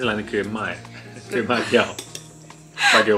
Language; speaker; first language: Chinese; non-native, learner; German